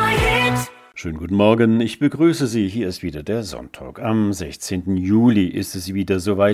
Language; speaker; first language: German; native; German